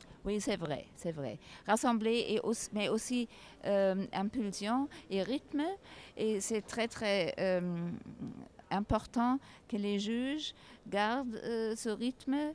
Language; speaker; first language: French; non-native, learner; German